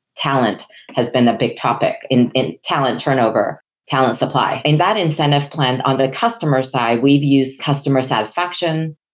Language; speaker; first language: English; non-native, local second language; Chinese